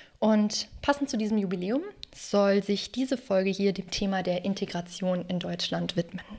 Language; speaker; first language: German; native; German